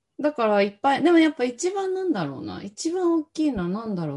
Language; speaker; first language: Japanese; native; Japanese